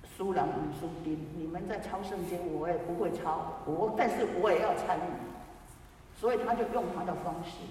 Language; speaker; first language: Chinese; native; Chinese